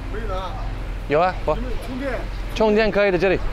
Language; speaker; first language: Chinese; non-native, learner; English